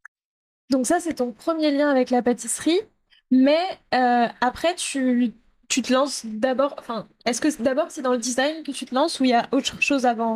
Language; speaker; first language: French; native; French